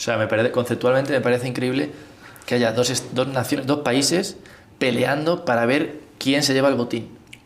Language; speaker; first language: Spanish; native; Spanish